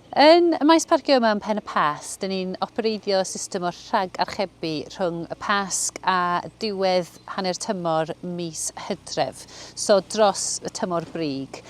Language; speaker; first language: Welsh; native; Welsh